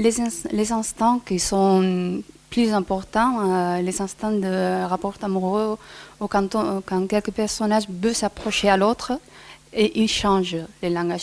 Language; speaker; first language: French; non-native, fluent; Spanish